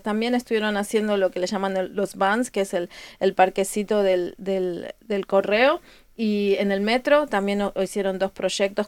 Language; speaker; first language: Spanish; native; Spanish